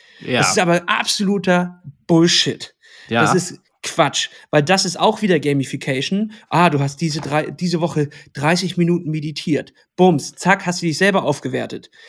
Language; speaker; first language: German; native; German